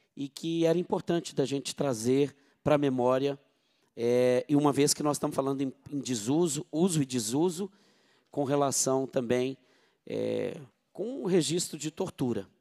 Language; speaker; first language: Portuguese; native; Portuguese